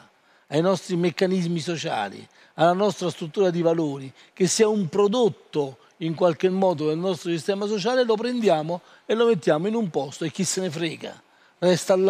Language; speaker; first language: Italian; native; Italian